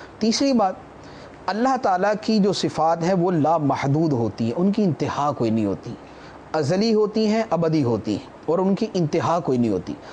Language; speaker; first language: Urdu; native; Urdu